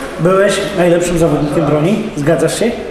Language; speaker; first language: Polish; native; Polish